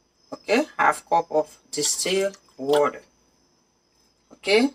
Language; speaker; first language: English; non-native, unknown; Haitian Creole